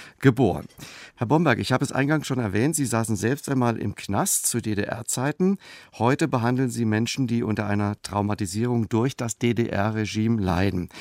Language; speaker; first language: German; native; German